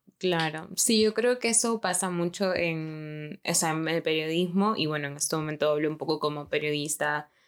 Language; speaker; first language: Spanish; native; Spanish